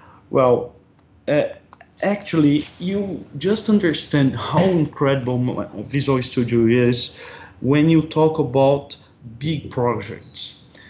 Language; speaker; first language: English; non-native, fluent; Portuguese